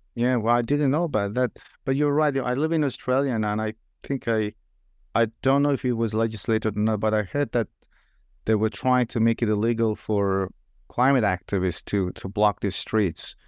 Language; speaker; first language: English; non-native, fluent; Persian